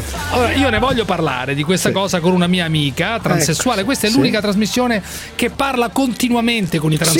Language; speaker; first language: Italian; native; Italian